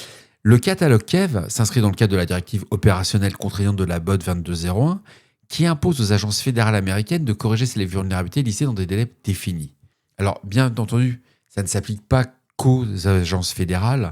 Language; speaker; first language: French; native; French